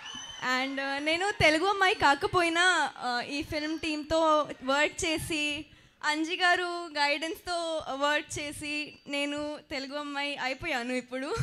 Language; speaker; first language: Telugu; non-native, fluent; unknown